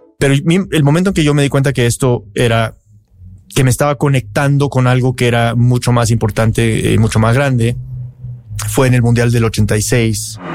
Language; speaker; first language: Spanish; early bilingual, heritage; Spanish